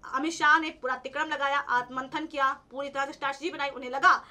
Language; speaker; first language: Hindi; native; Hindi